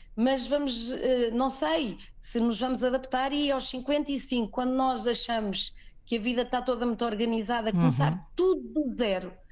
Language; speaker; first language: Portuguese; native; Portuguese